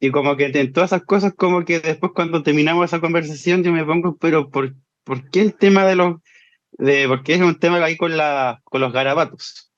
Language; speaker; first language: Spanish; native; Spanish